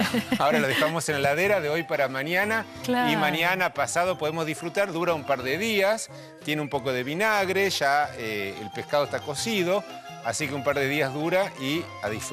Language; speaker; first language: Spanish; native; Spanish